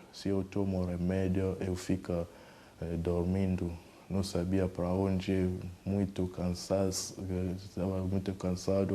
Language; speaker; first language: Portuguese; non-native, learner; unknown